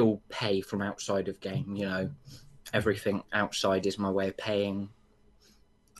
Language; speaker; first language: English; native; English